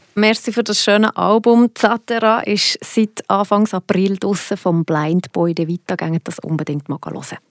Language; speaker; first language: German; native; German